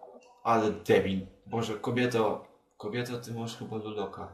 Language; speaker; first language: Polish; native; Polish